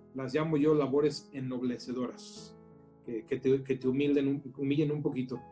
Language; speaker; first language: Spanish; native; Spanish